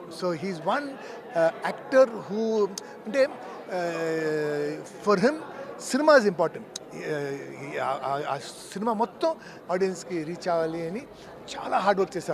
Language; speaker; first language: Telugu; non-native, fluent; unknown